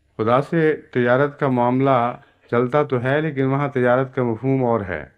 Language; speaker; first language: Urdu; native; Urdu